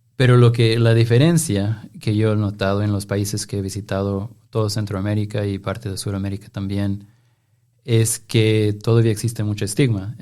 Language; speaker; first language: Spanish; non-native, fluent; English